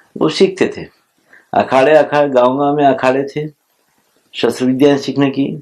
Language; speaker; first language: Hindi; non-native, local second language; Telugu